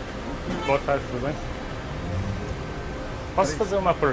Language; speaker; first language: Portuguese; non-native, learner; English